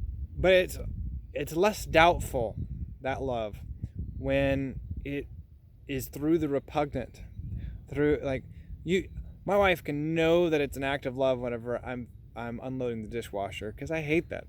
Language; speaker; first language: English; native; English